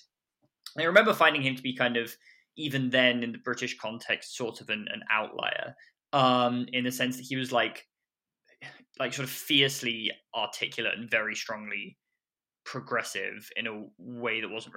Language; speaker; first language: English; native; English